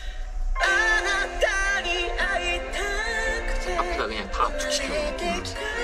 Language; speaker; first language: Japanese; non-native, fluent; Korean